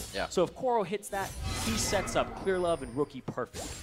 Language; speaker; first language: English; native; English